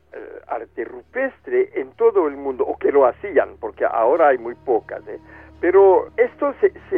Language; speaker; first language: Spanish; non-native, fluent; French